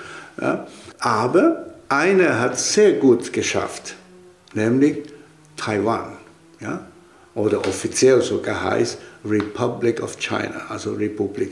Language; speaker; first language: German; non-native, fluent; Chinese